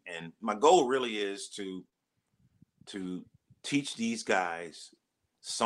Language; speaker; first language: English; native; English